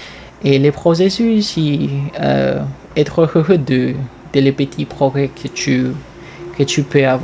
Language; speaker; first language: French; non-native, learner; Portuguese